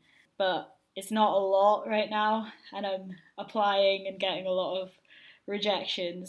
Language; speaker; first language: English; native; English